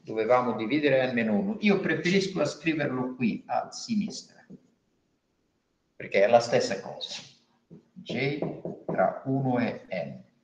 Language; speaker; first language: Italian; non-native, fluent; Bulgarian